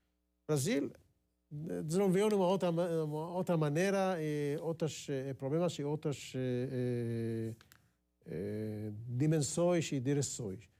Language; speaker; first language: Portuguese; non-native, fluent; Hebrew